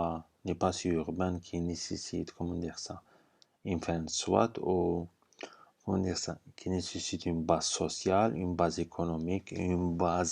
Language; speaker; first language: French; non-native, fluent; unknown